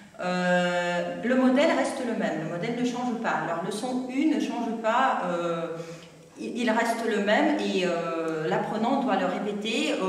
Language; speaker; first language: French; non-native, fluent; Russian